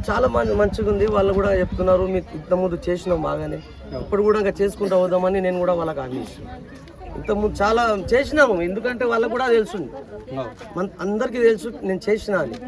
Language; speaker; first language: Telugu; non-native, local second language; Lambadi